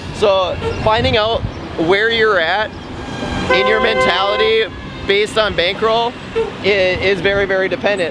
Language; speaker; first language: English; native; English